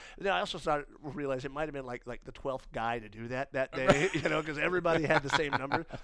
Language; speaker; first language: English; native; English